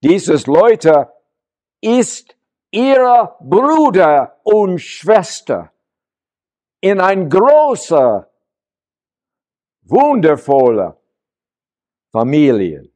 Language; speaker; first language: German; non-native, learner; English